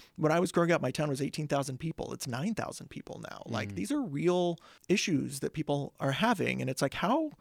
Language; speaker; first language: English; native; English